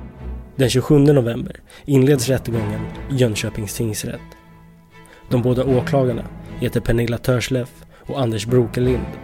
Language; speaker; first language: Swedish; native; Swedish